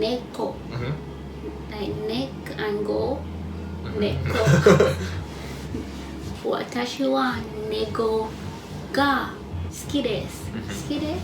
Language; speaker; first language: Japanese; non-native, learner; English